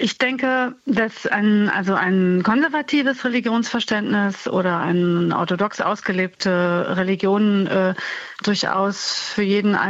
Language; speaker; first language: German; native; German